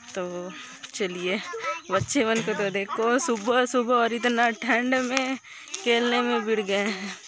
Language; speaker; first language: Hindi; native; Hindi